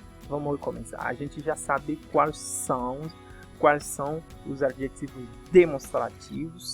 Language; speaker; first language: Portuguese; non-native, fluent; French